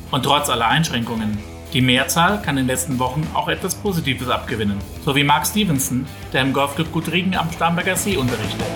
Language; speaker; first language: German; native; German